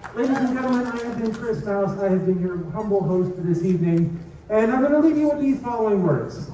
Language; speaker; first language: English; native; English